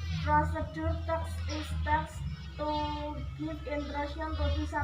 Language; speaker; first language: English; non-native, learner; Indonesian